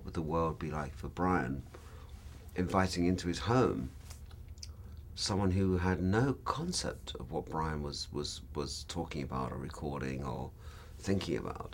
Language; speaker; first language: English; native; English